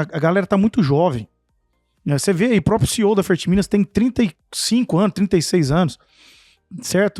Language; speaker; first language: Portuguese; native; Portuguese